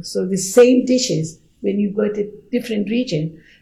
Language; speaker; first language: English; non-native, fluent; Persian